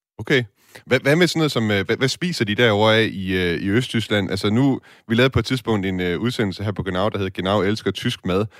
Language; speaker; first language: Danish; native; Danish